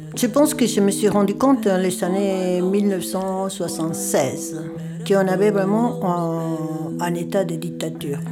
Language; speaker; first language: French; non-native, fluent; Spanish